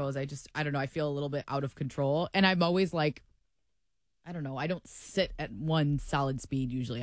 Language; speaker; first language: English; native; English